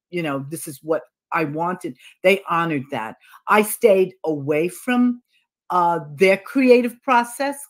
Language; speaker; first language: English; native; English